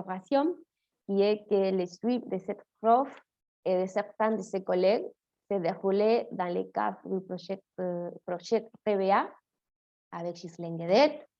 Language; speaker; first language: French; non-native, fluent; Spanish